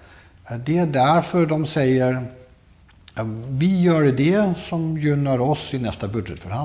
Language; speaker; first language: Swedish; non-native, fluent; German